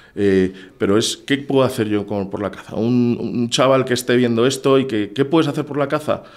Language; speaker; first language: Spanish; native; Spanish